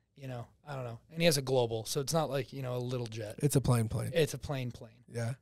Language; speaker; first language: English; native; English